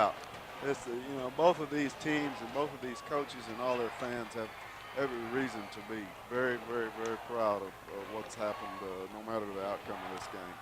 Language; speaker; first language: English; native; English